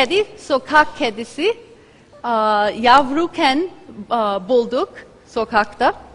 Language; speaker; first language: Turkish; non-native, learner; English